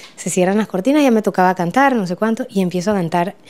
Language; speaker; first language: Spanish; native; Spanish